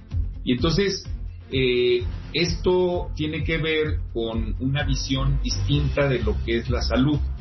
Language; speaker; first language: Spanish; native; Spanish